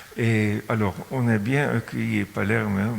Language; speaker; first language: French; non-native, fluent; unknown